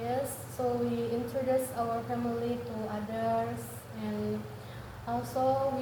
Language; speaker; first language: English; non-native, learner; Indonesian